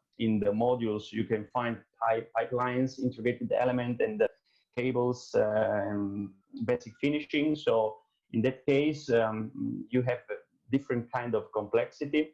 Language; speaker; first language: English; non-native, fluent; Italian